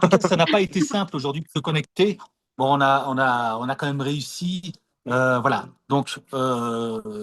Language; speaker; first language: French; native; French